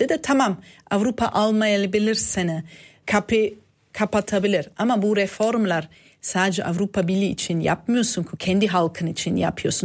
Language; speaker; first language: Turkish; non-native, fluent; German